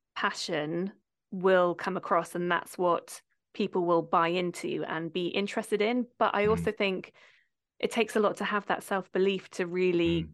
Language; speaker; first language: English; native; English